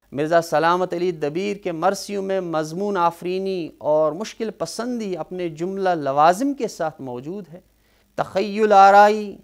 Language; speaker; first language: Urdu; non-native, local second language; Kashmiri